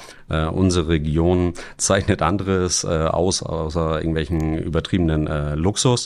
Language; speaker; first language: German; native; German